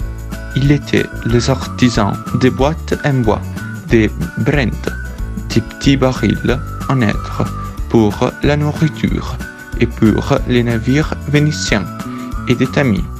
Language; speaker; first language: French; non-native, learner; Italian